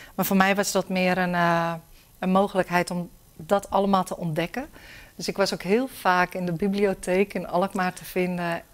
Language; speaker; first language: Dutch; native; Dutch